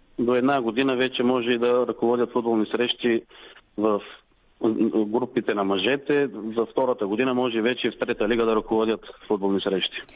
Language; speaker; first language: Bulgarian; native; Bulgarian